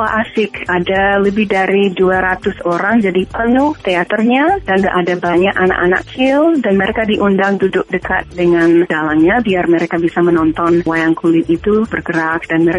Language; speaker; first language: Indonesian; non-native, fluent; English